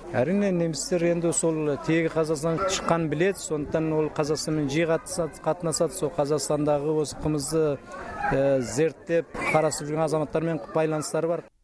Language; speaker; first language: Kazakh; early bilingual, heritage; Kazakh